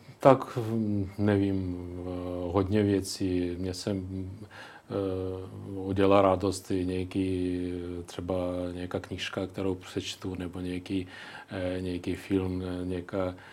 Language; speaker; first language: Czech; non-native, local second language; Ukrainian